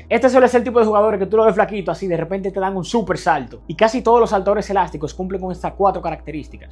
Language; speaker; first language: Spanish; native; Spanish